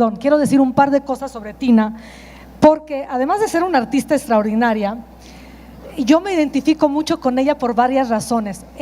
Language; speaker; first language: Spanish; non-native, fluent; Italian